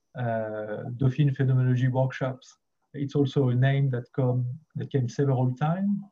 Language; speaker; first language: English; non-native, fluent; French